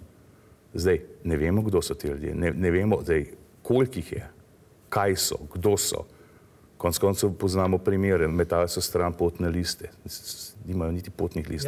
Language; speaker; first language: Slovenian; native; Slovenian